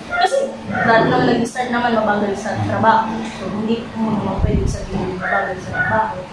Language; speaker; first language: Filipino; non-native, local second language; Pangasinan